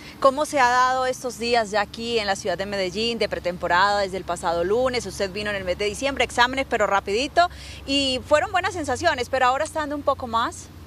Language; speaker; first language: Spanish; native; Spanish